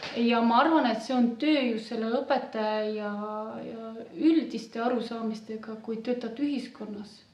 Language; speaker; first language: Estonian; non-native, local second language; Romany